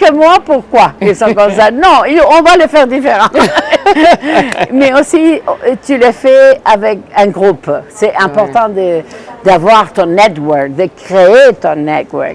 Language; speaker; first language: French; non-native, fluent; Spanish